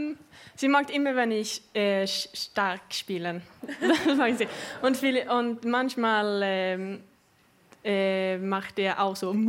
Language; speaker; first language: German; non-native, fluent; Swedish